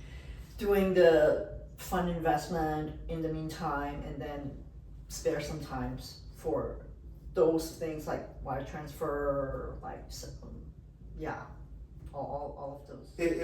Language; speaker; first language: English; non-native, fluent; Portuguese